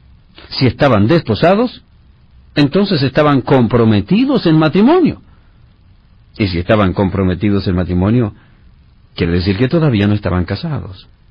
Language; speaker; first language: Spanish; native; Spanish